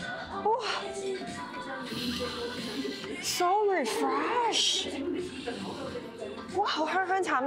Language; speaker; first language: Cantonese; native; Cantonese